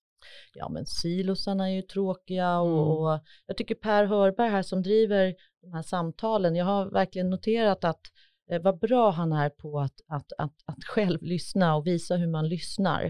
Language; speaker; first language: Swedish; native; Swedish